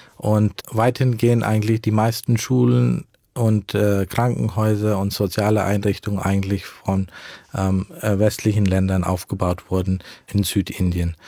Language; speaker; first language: German; early bilingual, heritage; German